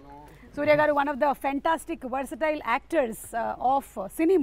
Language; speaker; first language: Telugu; native; Telugu